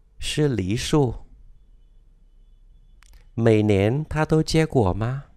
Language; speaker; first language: Chinese; non-native, fluent; Vietnamese